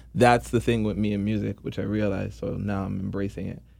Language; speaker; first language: English; native; English